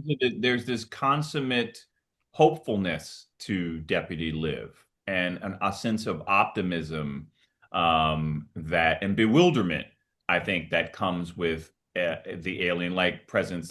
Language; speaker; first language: English; native; English